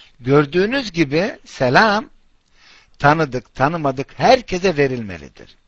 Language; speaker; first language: Turkish; non-native, fluent; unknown